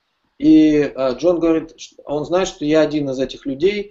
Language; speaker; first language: Russian; native; Russian